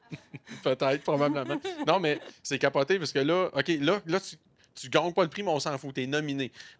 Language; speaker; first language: French; native; French